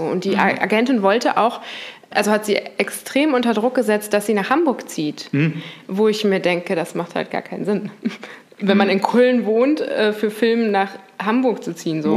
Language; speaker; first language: German; native; German